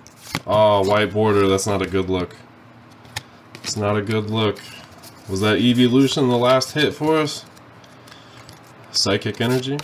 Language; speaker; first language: English; native; English